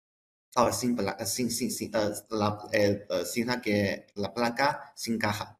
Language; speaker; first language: Spanish; non-native, fluent; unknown